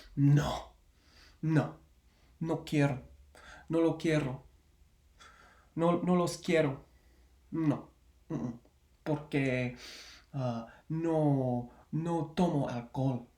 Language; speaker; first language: Spanish; non-native, learner; English